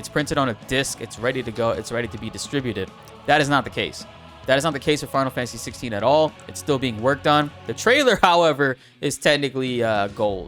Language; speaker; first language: English; native; English